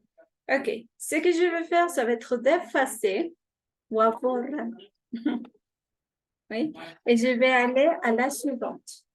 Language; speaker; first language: French; non-native, fluent; Spanish